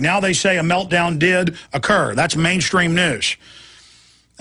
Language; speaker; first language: English; native; English